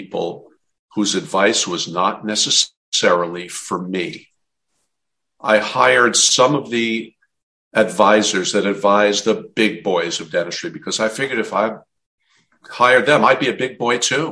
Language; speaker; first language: English; native; English